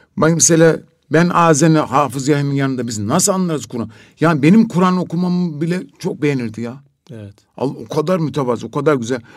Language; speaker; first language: Turkish; native; Turkish